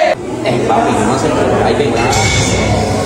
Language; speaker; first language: Spanish; native; Spanish